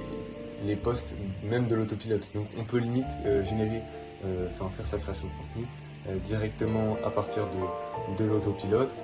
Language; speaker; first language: French; native; French